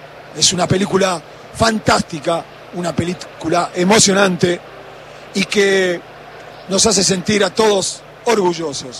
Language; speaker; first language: Spanish; native; Spanish